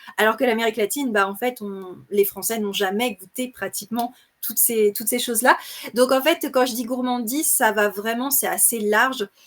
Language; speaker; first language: French; native; French